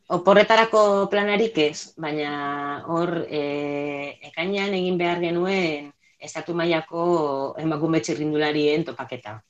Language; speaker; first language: Basque; non-native, local second language; Spanish